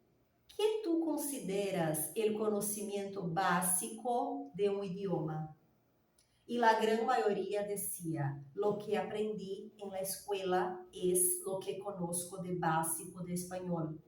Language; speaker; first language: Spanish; non-native, fluent; Portuguese